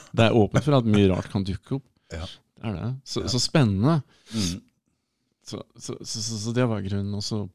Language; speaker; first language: Norwegian; native; Norwegian